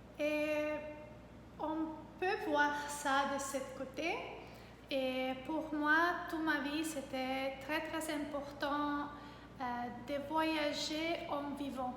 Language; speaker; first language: French; non-native, fluent; German